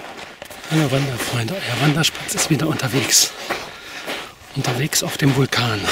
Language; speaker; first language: German; native; German